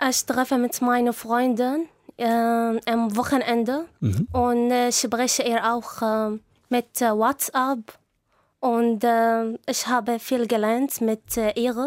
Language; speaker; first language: German; non-native, learner; Arabic